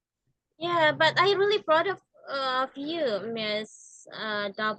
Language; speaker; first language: English; non-native, learner; Indonesian